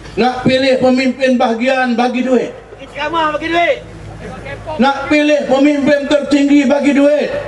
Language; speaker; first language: Malay; native; Malay